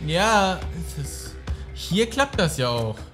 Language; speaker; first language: German; native; German